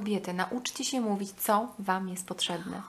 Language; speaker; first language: Polish; native; Polish